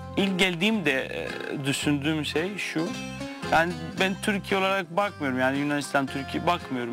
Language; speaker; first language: Turkish; non-native, fluent; Greek